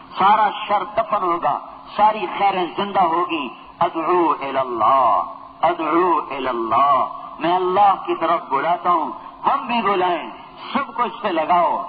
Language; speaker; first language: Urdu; non-native, local second language; Punjabi